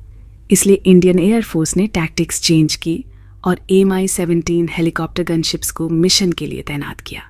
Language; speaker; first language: Hindi; native; Hindi